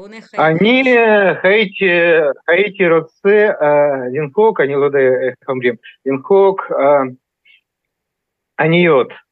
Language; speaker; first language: Hebrew; non-native, learner; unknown